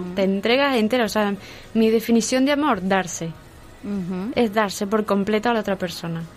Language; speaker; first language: Spanish; native; Spanish